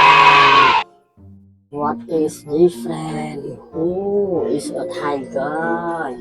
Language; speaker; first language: English; non-native, learner; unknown